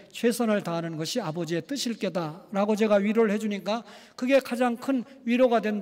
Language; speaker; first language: Korean; native; Korean